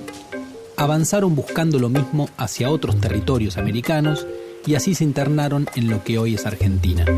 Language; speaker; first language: Spanish; native; Spanish